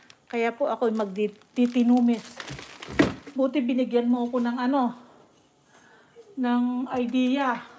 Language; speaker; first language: Filipino; native; Filipino